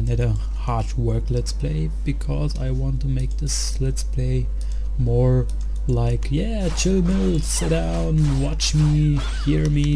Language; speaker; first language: English; non-native, learner; German